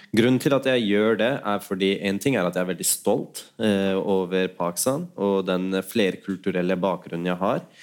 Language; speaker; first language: Norwegian; early bilingual, other home language; Urdu